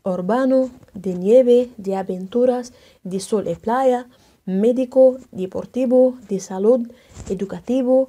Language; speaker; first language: Spanish; non-native, fluent; Arabic